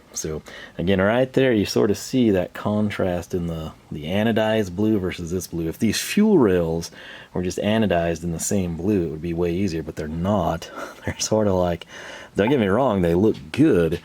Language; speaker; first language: English; native; English